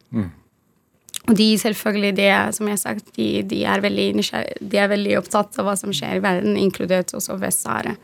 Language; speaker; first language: Norwegian; non-native, fluent; Arabic